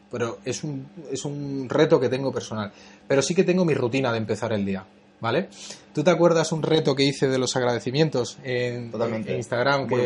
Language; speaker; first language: Spanish; native; Spanish